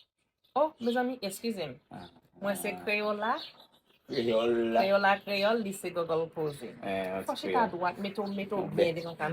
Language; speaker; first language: French; non-native, learner; Haitian Creole